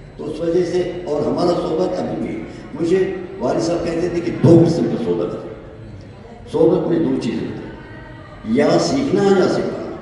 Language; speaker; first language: Urdu; non-native, fluent; Persian